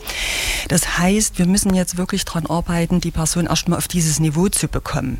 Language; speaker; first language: German; native; German